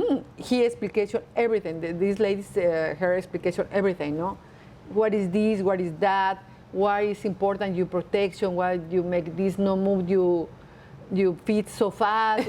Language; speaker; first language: English; non-native, learner; Spanish